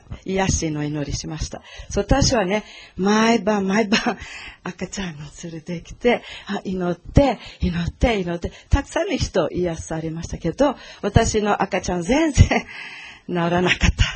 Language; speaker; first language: Japanese; non-native, learner; Portuguese